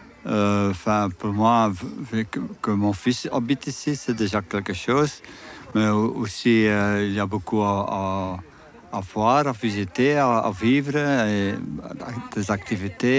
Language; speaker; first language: French; non-native, learner; Dutch